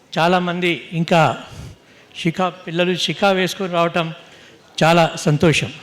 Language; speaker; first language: Telugu; non-native, local second language; Hindi